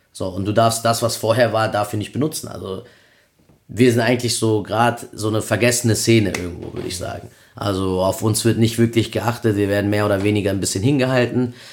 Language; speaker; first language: German; early bilingual, other home language; Spanish